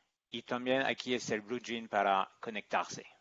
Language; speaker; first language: Spanish; non-native, learner; English